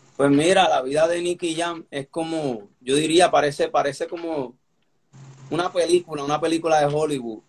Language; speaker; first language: Spanish; native; Spanish